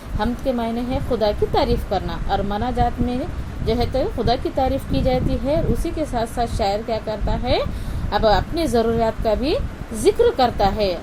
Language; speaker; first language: Urdu; native; Urdu